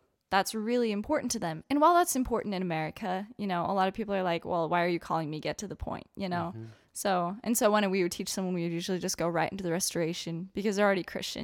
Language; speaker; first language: English; native; English